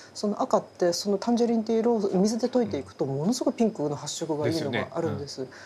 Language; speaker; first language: Japanese; native; Japanese